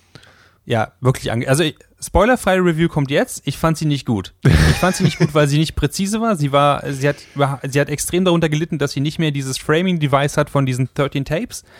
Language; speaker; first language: German; native; German